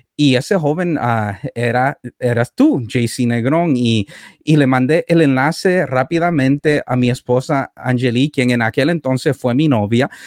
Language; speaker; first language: Spanish; early bilingual, heritage; Spanish